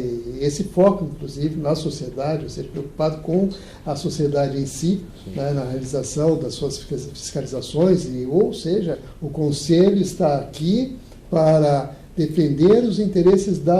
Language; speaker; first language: Portuguese; native; Portuguese